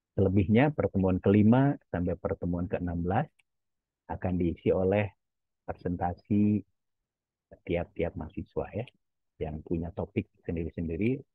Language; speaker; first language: Indonesian; non-native, local second language; Javanese